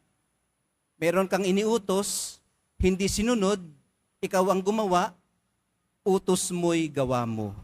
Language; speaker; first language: Filipino; native; Filipino